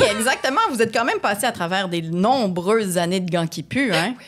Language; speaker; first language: French; native; French